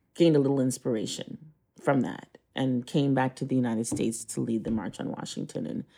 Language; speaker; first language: English; native; English